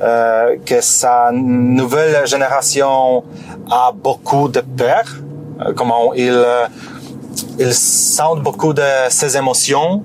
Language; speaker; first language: French; non-native, learner; Polish